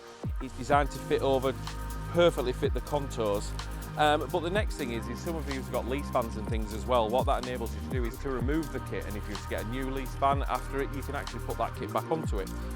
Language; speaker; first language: English; native; English